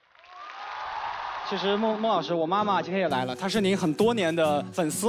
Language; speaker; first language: Chinese; native; Chinese